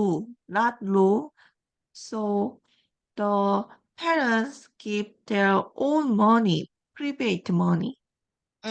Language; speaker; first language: English; non-native, learner; Korean